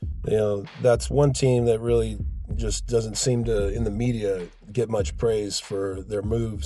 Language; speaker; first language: English; native; English